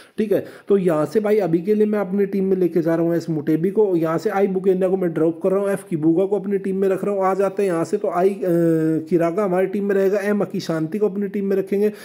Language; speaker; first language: Hindi; native; Hindi